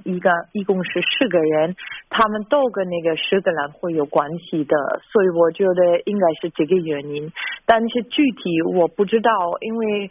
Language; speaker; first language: Chinese; non-native, fluent; German